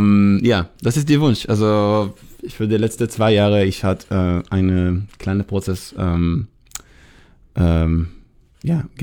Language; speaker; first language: German; non-native, learner; English